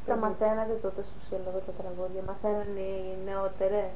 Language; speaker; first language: Greek; native; Greek